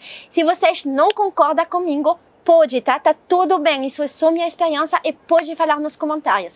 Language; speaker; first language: Portuguese; non-native, learner; French